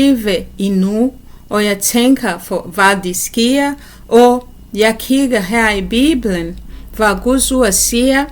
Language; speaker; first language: Danish; non-native, learner; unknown